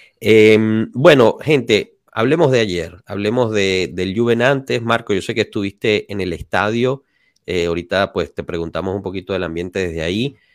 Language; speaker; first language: Spanish; native; Spanish